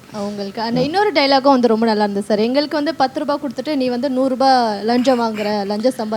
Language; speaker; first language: Tamil; native; Tamil